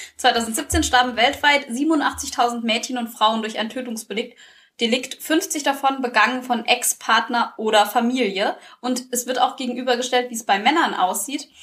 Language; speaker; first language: German; native; German